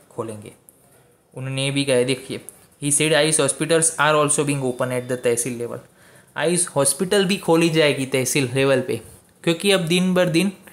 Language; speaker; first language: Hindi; non-native, local second language; Gujarati